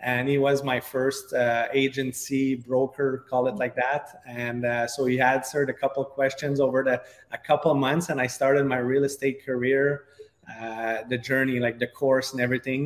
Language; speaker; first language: English; non-native, fluent; French